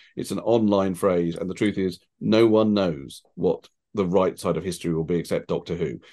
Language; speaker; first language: English; native; English